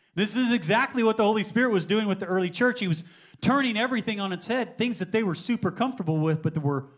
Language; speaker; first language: English; native; English